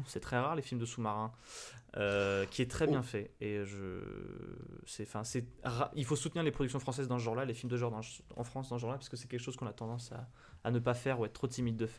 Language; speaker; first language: French; native; French